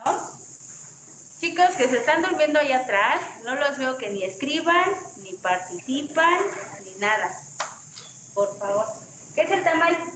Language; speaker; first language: Spanish; native; Spanish